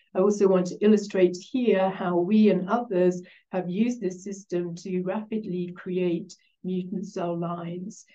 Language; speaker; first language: English; native; English